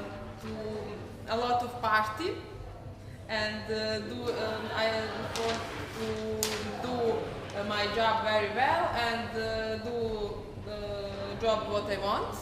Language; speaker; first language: English; non-native, learner; Serbian